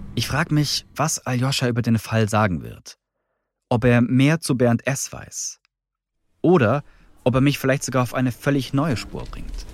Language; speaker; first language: German; native; German